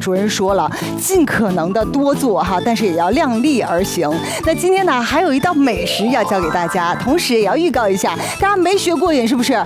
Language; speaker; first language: Chinese; native; Chinese